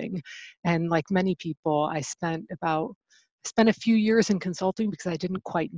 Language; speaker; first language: English; native; English